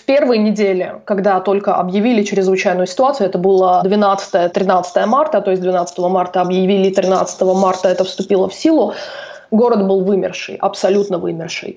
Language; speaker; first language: Russian; native; Russian